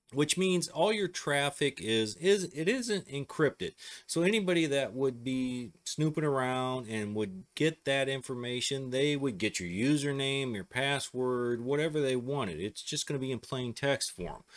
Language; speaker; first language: English; native; English